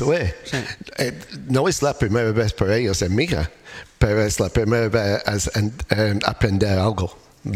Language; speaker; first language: Spanish; non-native, learner; English